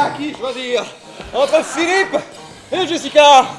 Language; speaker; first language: French; native; French